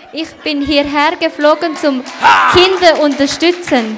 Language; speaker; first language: German; non-native, fluent; Thai